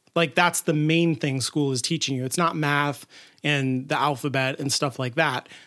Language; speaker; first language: English; native; English